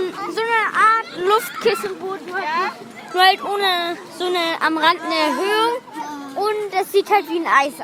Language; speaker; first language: German; native; German